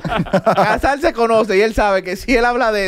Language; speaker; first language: Spanish; native; Spanish